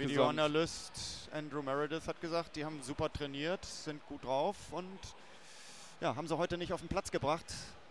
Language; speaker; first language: German; native; German